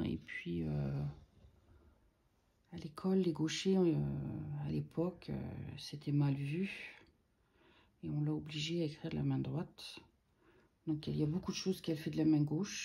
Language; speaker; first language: French; native; French